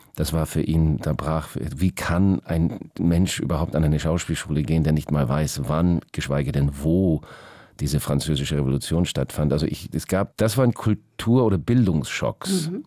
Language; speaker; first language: German; early bilingual, heritage; German